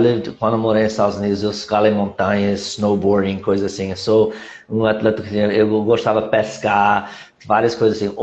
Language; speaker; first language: Portuguese; non-native, fluent; English